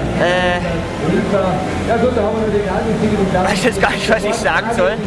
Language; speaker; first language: German; native; German